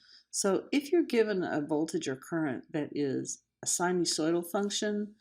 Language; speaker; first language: English; native; English